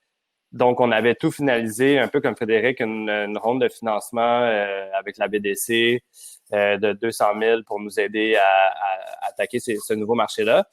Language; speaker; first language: French; native; French